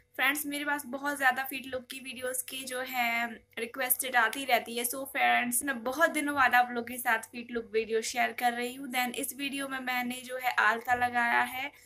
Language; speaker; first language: Hindi; native; Hindi